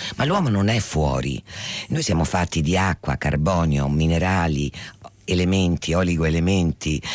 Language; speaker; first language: Italian; native; Italian